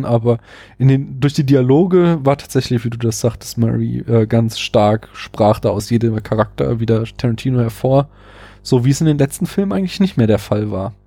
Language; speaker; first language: German; native; German